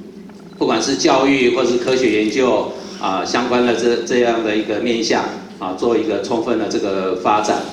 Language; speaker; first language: Chinese; native; Chinese